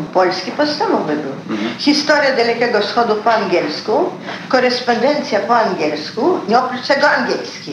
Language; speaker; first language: Polish; early bilingual, heritage; Polish